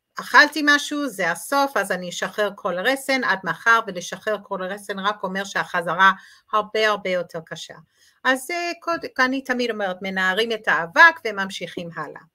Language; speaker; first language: Hebrew; native; Hebrew